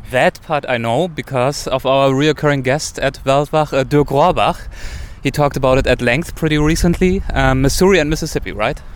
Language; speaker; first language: English; non-native, fluent; Chinese